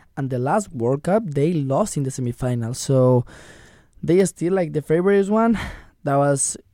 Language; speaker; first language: English; non-native, learner; Spanish